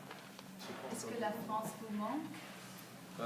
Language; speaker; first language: French; non-native, fluent; English